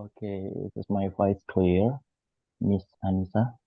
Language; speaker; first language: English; non-native, learner; Indonesian